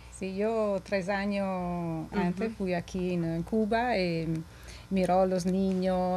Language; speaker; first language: Spanish; non-native, learner; Italian